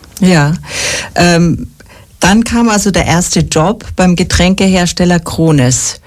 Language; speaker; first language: German; native; German